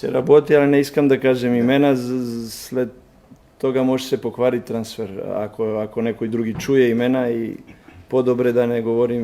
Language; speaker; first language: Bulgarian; non-native, learner; Serbian